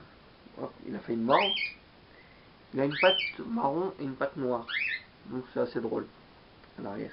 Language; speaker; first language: French; native; French